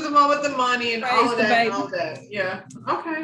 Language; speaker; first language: English; native; English